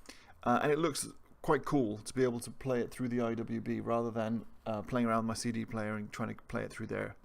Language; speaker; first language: English; native; English